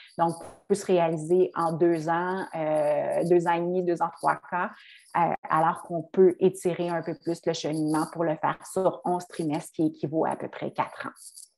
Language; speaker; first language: French; native; French